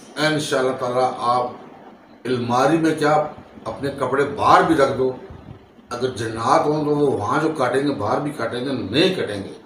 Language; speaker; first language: Urdu; non-native, local second language; Punjabi